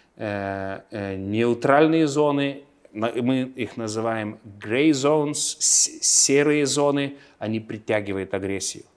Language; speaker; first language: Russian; non-native, local second language; Lithuanian